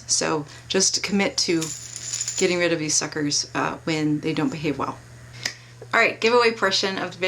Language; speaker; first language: English; native; English